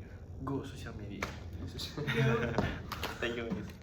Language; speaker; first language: English; non-native, learner; Indonesian